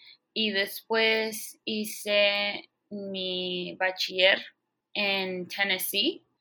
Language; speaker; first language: Spanish; early bilingual, heritage; Spanish